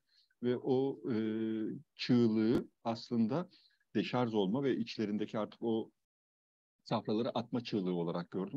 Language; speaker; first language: Turkish; native; Turkish